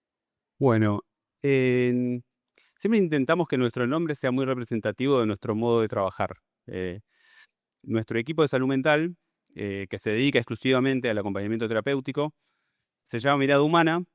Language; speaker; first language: Spanish; native; Spanish